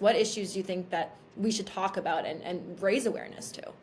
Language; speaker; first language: English; native; English